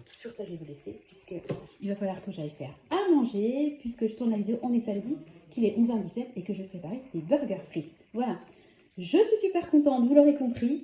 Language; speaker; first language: French; native; French